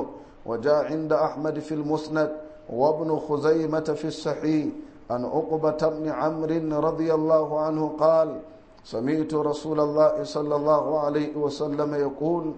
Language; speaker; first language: Arabic; non-native, fluent; Hausa